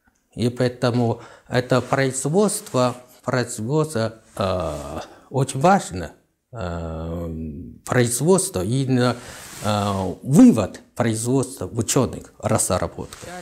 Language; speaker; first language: Russian; non-native, learner; Chinese